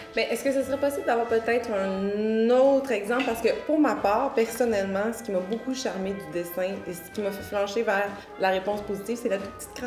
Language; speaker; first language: French; native; French